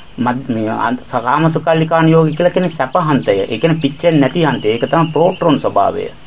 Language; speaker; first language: Sinhala; non-native, fluent; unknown